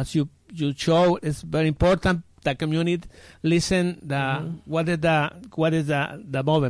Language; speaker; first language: English; non-native, learner; Spanish